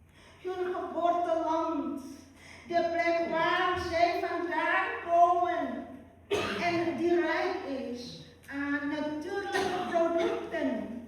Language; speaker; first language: Dutch; early bilingual, other home language; Malay